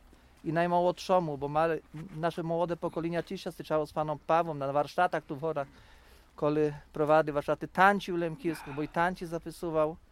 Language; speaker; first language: Polish; non-native, local second language; Rusyn